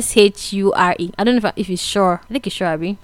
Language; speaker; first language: English; non-native, local second language; Igbo